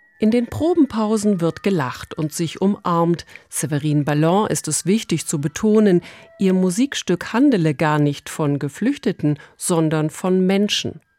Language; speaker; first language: German; native; German